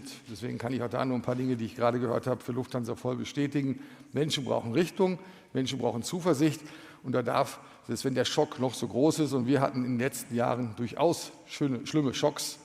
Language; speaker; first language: German; native; German